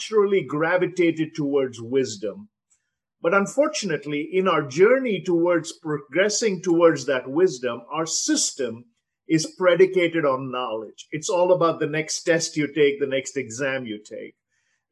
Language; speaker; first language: English; non-native, local second language; Telugu